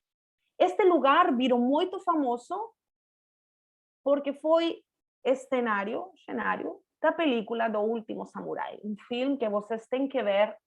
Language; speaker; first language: Portuguese; non-native, fluent; Spanish